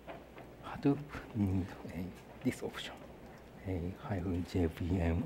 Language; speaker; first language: English; non-native, learner; Japanese